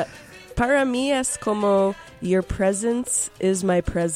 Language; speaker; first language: Spanish; non-native, local second language; English